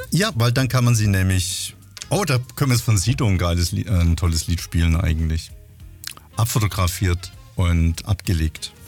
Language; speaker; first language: German; native; German